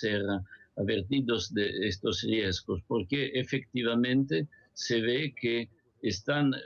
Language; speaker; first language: Spanish; non-native, fluent; Italian